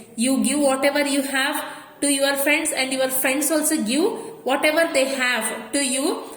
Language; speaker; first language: English; non-native, local second language; Kannada